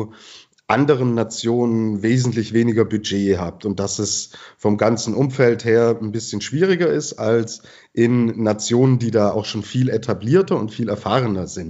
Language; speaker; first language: German; native; German